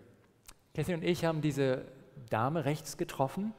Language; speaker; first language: German; non-native, fluent; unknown